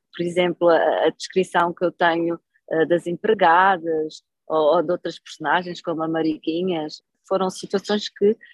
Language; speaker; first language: Portuguese; native; Portuguese